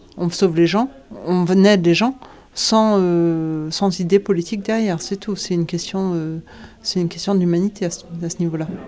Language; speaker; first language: French; native; French